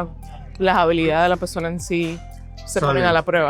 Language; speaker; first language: Spanish; early bilingual, heritage; Spanish